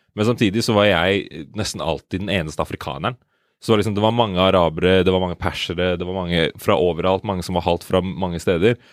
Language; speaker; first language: Norwegian; early bilingual, other home language; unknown